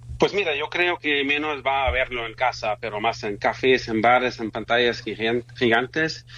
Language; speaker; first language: Spanish; non-native, fluent; German